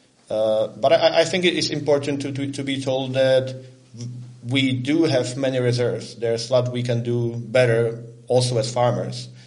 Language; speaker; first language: English; non-native, fluent; Czech